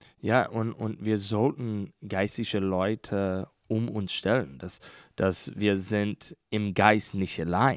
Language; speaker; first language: German; non-native, learner; English